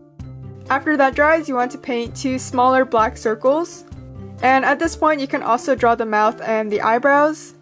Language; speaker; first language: English; native; English